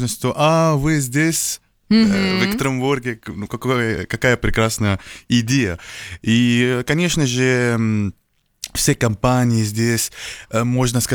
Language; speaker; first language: Russian; non-native, learner; Arabic